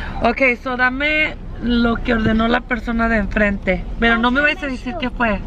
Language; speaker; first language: Spanish; early bilingual, heritage; Spanish